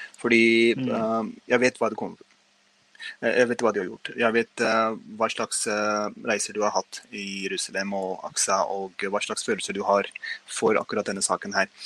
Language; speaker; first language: Norwegian; early bilingual, other home language; Urdu